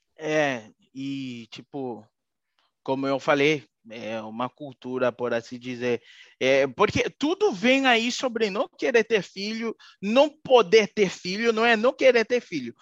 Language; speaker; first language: Portuguese; non-native, fluent; Haitian Creole